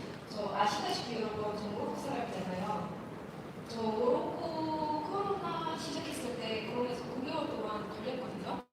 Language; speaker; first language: Korean; non-native, learner; Arabic